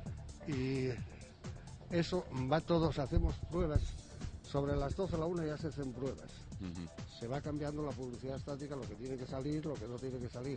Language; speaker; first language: Spanish; native; Spanish